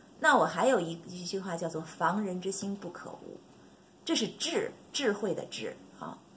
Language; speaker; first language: Chinese; native; Chinese